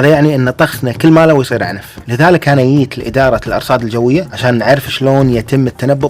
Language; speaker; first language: Arabic; native; Arabic